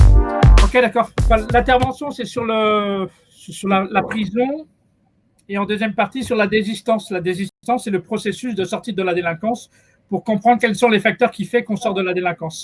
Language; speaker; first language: French; native; French